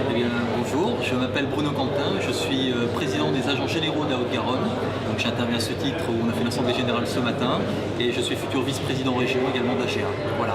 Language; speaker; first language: French; native; French